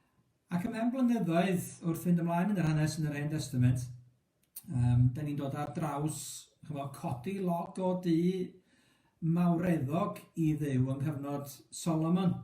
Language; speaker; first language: Welsh; native; Welsh